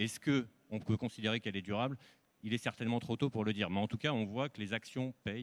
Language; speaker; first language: French; native; French